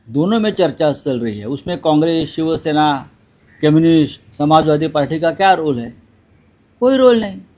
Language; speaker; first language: Hindi; non-native, local second language; Marathi